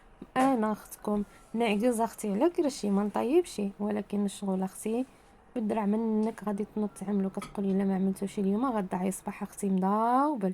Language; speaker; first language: Arabic; native; Arabic